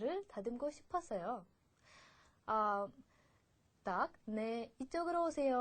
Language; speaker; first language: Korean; non-native, fluent; Russian